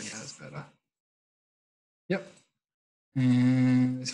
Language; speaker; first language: English; native; English